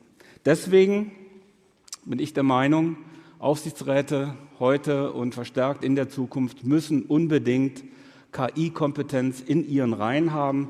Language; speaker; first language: German; native; German